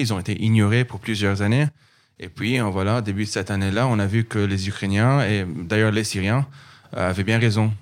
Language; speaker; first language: French; non-native, local second language; Arabic